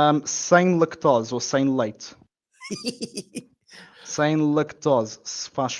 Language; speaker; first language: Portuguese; non-native, fluent; English